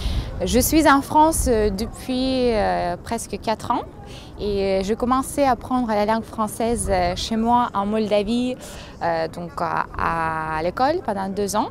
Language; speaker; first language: French; non-native, fluent; Russian